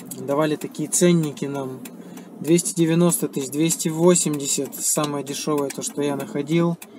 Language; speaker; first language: Russian; native; Russian